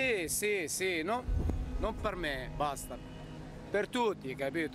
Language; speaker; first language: Italian; non-native, learner; Arabic